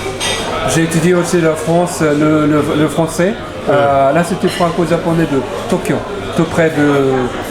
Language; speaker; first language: French; non-native, learner; Japanese